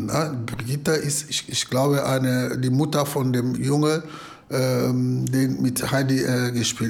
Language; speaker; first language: German; non-native, fluent; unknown